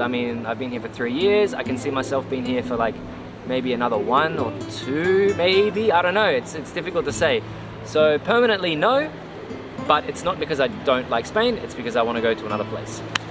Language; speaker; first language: English; native; English